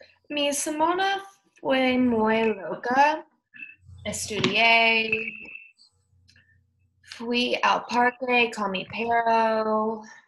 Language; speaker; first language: Spanish; non-native, learner; English